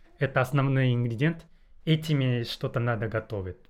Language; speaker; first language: Russian; non-native, learner; Japanese